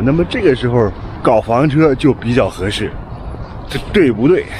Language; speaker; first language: Chinese; native; Chinese